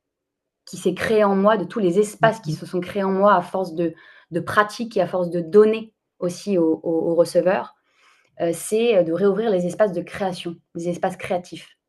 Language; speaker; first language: French; native; French